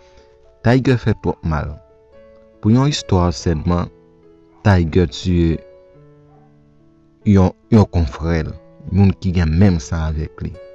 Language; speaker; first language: French; non-native, local second language; Haitian Creole